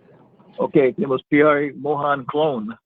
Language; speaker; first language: Spanish; non-native, learner; English